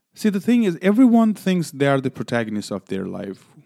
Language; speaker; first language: English; non-native, local second language; Nepali